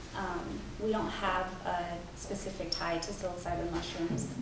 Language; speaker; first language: English; native; English